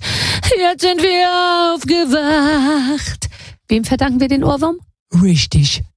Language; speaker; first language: German; native; German